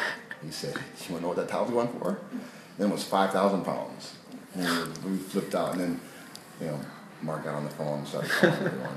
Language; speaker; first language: English; native; English